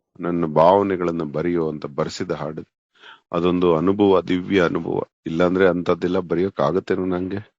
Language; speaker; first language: Kannada; native; Kannada